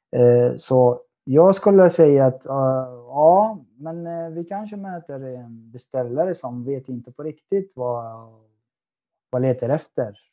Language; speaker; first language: Swedish; non-native, fluent; Arabic